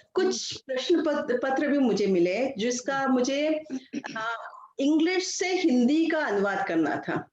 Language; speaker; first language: Hindi; non-native, local second language; Kannada